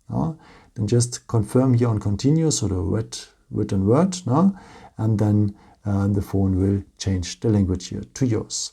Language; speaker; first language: English; non-native, fluent; German